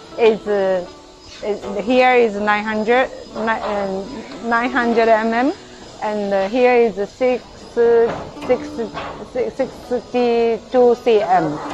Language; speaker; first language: English; non-native, learner; Chinese